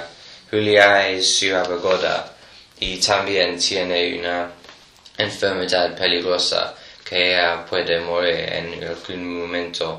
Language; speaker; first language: Spanish; non-native, learner; English